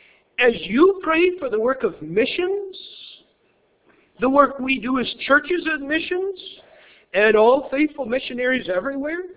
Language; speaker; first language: English; native; English